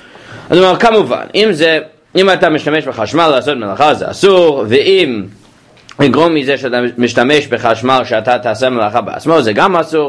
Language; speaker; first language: Hebrew; non-native, fluent; English